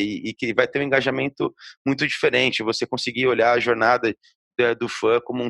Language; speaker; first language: Portuguese; native; Portuguese